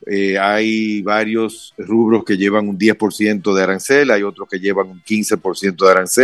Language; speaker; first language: Spanish; native; Spanish